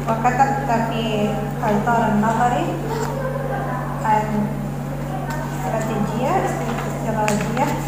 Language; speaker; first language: Arabic; non-native, fluent; Indonesian